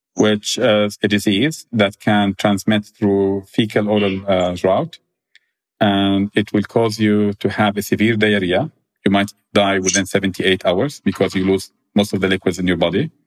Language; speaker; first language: English; non-native, fluent; Arabic